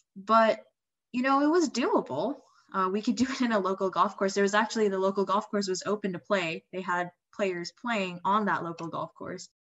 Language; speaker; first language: English; non-native, fluent; Indonesian